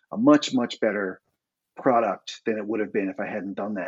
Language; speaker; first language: English; native; English